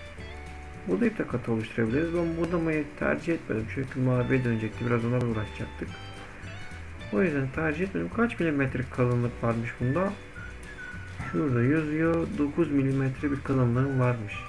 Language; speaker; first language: Turkish; native; Turkish